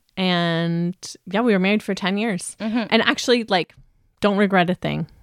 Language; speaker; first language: English; native; English